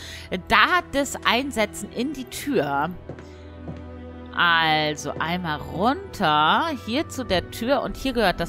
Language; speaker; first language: German; native; German